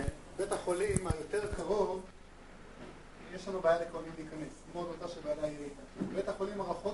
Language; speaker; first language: Hebrew; native; Hebrew